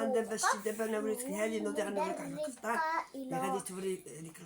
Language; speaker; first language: Arabic; native; Arabic